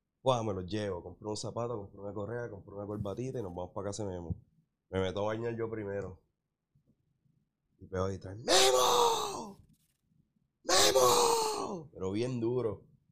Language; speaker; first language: Spanish; early bilingual, heritage; Spanish